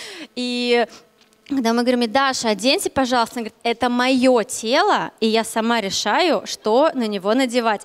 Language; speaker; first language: Russian; native; Russian